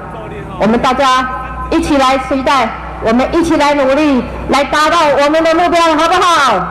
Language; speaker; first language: Chinese; native; Chinese